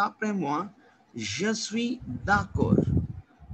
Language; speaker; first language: French; non-native, learner; Hindi